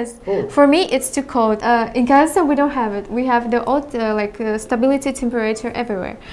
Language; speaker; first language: English; non-native, learner; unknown